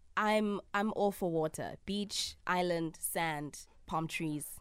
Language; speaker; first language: English; non-native, local second language; Zulu